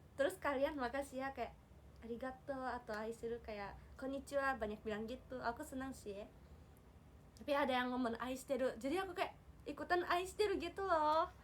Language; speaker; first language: Indonesian; non-native, learner; Japanese